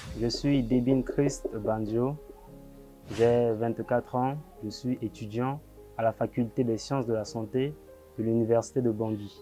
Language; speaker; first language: French; non-native, local second language; Sango